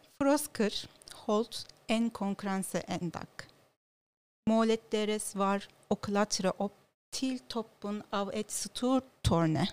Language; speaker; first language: Norwegian; non-native, learner; Turkish